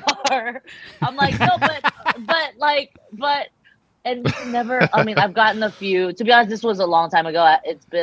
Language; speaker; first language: English; early bilingual, other home language; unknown